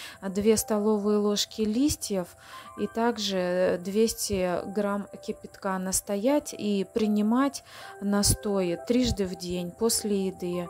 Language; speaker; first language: Russian; native; Russian